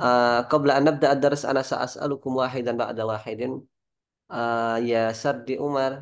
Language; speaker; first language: Arabic; non-native, fluent; Indonesian